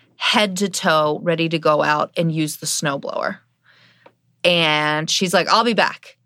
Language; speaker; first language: English; native; English